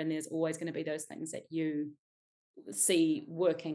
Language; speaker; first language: English; native; English